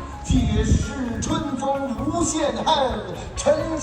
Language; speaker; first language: Chinese; native; Chinese